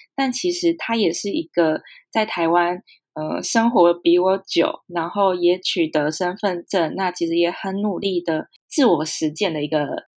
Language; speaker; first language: Chinese; native; Chinese